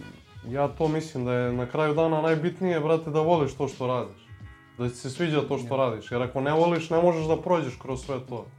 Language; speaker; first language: Serbian; native; Serbian